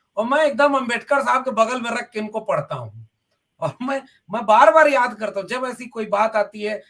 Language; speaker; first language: Hindi; non-native, local second language; Bhojpuri